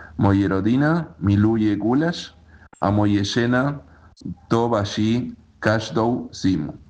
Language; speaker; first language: Czech; non-native, learner; Spanish